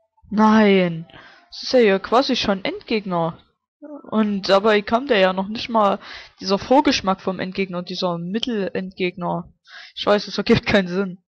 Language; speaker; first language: German; native; German